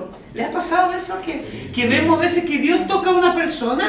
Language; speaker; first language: Spanish; native; Spanish